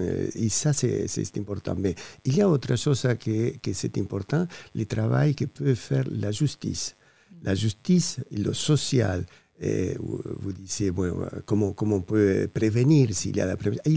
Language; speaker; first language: French; non-native, fluent; Spanish